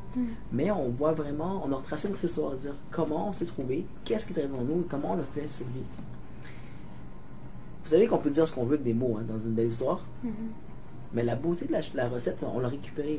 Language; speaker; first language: French; native; French